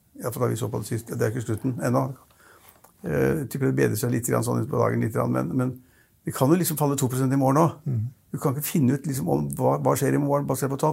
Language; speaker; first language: Norwegian; native; Norwegian